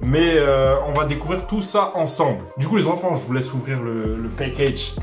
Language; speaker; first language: French; native; French